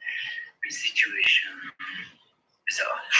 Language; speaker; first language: French; non-native, learner; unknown